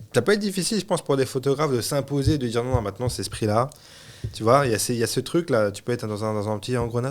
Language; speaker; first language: French; native; French